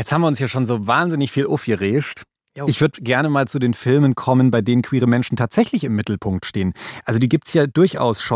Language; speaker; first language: German; native; German